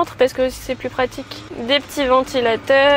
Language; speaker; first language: French; native; French